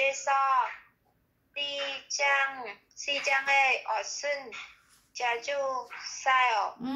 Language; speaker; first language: Korean; non-native, learner; Vietnamese